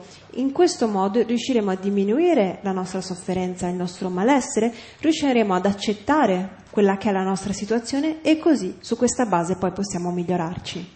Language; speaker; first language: Italian; native; Italian